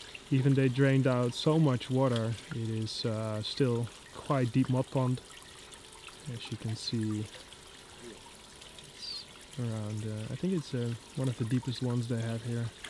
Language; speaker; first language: English; non-native, fluent; Dutch